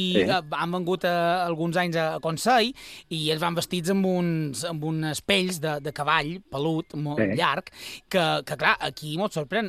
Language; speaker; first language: Catalan; native; Catalan